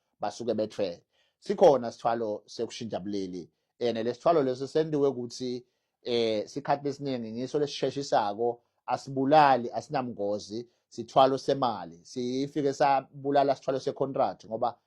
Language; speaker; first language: Zulu; non-native, local second language; Swati